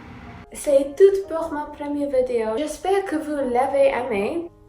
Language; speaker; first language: French; non-native, learner; English